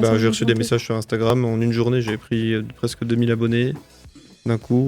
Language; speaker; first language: French; native; French